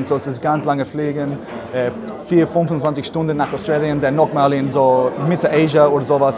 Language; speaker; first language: German; non-native, learner; English